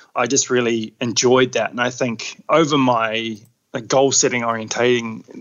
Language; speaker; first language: English; native; English